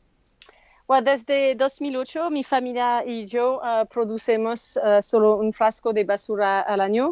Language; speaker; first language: Spanish; non-native, learner; French